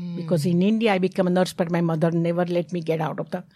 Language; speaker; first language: English; non-native, local second language; Gujarati